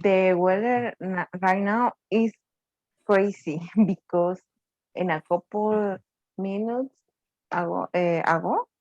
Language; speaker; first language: English; non-native, learner; Spanish